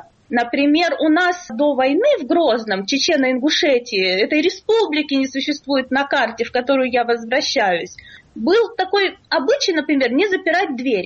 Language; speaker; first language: Russian; native; Russian